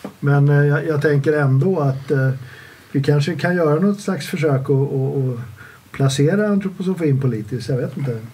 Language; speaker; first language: Swedish; native; Swedish